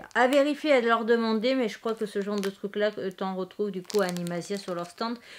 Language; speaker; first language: French; native; French